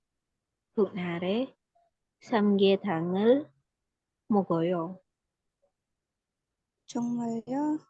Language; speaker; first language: Korean; non-native, learner; Indonesian